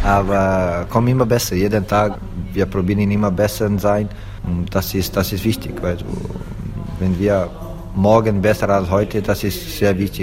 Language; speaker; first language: German; non-native, learner; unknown